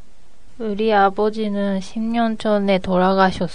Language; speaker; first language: Korean; non-native, learner; Japanese